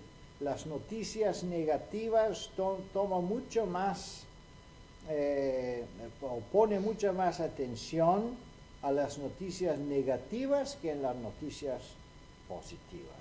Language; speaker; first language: Spanish; non-native, fluent; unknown